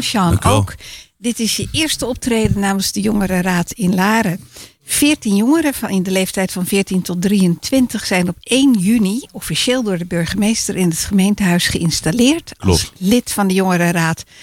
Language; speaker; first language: Dutch; native; Dutch